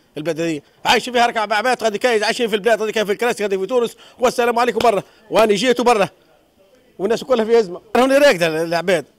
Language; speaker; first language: Arabic; native; Arabic